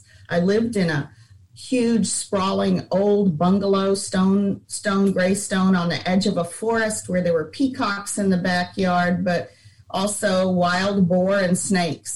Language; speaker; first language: English; native; English